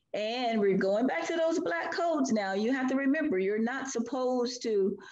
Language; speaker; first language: English; native; English